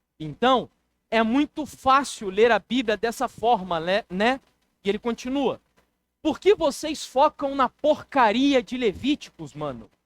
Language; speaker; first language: Portuguese; native; Portuguese